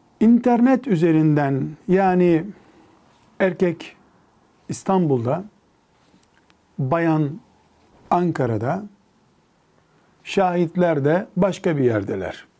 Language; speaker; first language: Turkish; native; Turkish